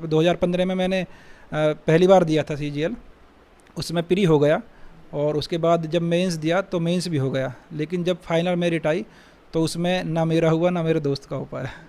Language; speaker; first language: Hindi; native; Hindi